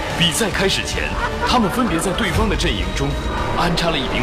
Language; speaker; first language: Chinese; native; Chinese